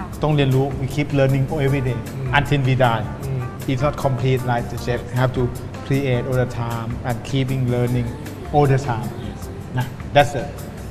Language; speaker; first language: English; non-native, learner; Thai